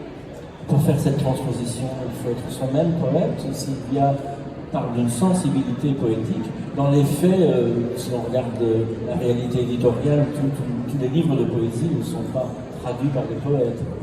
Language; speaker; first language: French; native; French